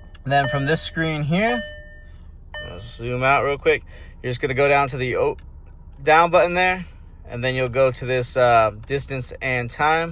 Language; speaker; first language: English; native; English